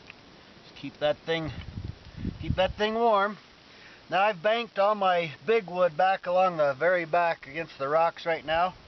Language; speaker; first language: English; native; English